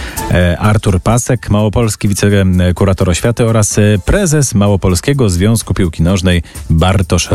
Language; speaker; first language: Polish; native; Polish